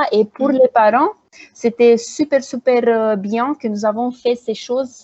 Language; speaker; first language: French; non-native, fluent; Romanian